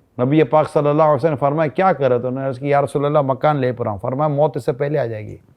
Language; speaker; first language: Urdu; native; Urdu